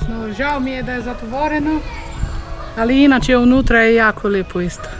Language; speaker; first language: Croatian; non-native, learner; Portuguese